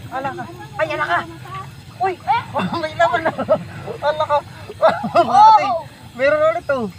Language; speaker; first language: Filipino; native; Filipino